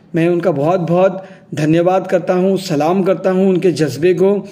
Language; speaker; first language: Hindi; non-native, local second language; Urdu